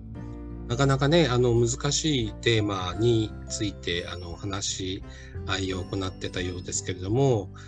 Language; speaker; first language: Japanese; native; Japanese